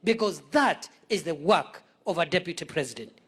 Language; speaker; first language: English; non-native, local second language; Swahili